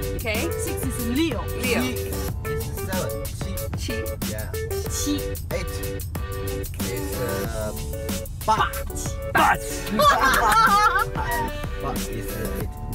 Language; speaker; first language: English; non-native, learner; Chinese